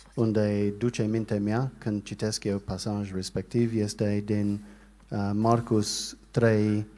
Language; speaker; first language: Romanian; non-native, learner; English